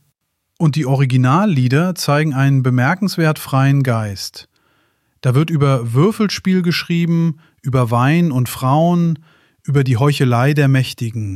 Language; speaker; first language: German; native; German